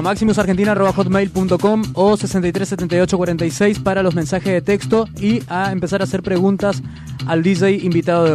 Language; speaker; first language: Spanish; native; Spanish